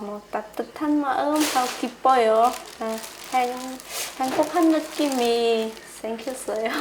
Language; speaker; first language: Korean; non-native, learner; Khmer